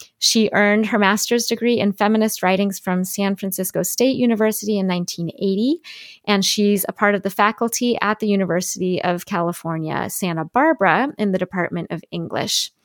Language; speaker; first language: English; native; English